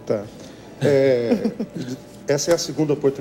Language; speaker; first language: Portuguese; native; Portuguese